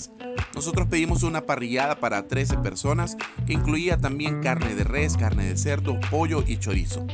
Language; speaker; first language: Spanish; native; Spanish